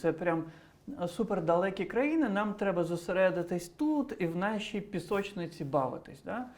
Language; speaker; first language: Ukrainian; non-native, local second language; Crimean Tatar